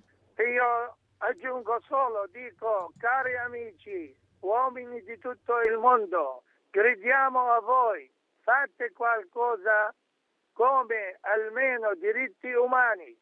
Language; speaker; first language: Italian; non-native, fluent; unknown